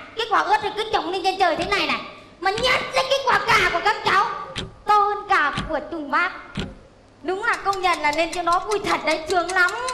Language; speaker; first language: Vietnamese; non-native, local second language; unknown